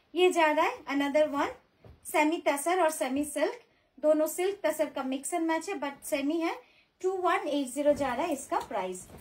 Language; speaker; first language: Hindi; non-native, local second language; Bangla